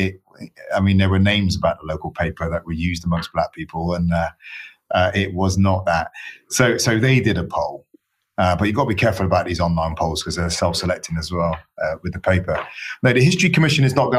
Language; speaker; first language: English; native; English